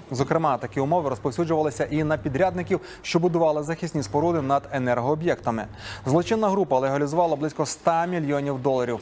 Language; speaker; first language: Ukrainian; native; Ukrainian